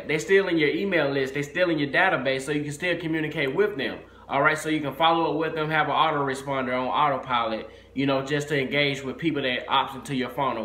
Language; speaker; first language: English; native; English